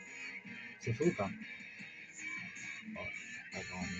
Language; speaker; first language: French; native; French